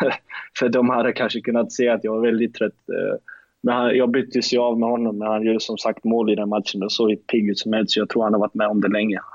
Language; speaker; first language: Swedish; early bilingual, other home language; German